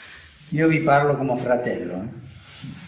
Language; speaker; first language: Italian; non-native, fluent; Spanish